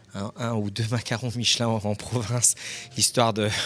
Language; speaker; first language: French; native; French